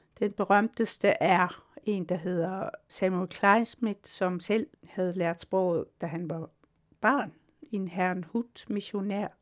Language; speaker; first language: Danish; non-native, local second language; Kalaallisut